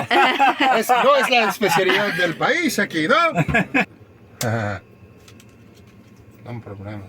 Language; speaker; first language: Spanish; non-native, learner; French